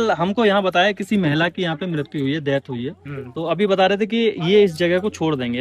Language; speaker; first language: Hindi; native; Hindi